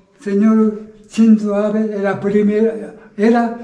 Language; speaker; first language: Spanish; non-native, fluent; Japanese